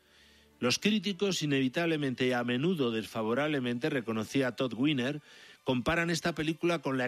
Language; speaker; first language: Spanish; native; Spanish